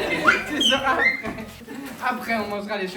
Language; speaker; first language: French; native; French